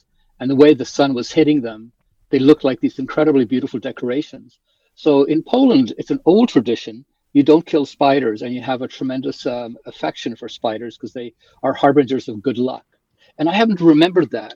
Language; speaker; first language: English; early bilingual, other home language; Polish